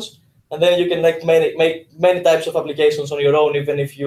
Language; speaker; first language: English; non-native, fluent; Greek